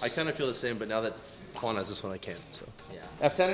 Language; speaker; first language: English; native; English